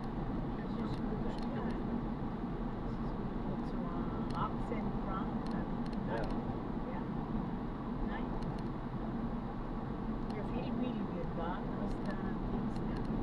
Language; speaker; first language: German; non-native, learner; Filipino